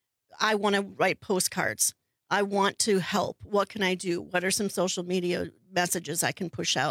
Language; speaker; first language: English; native; English